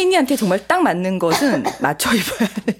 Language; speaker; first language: Korean; native; Korean